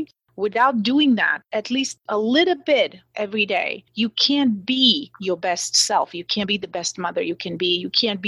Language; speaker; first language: English; non-native, fluent; Slovak